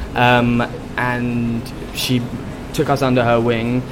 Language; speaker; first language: English; native; English